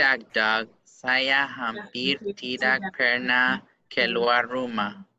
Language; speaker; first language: Indonesian; non-native, learner; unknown